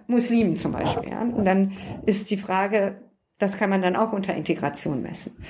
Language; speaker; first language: German; early bilingual, other home language; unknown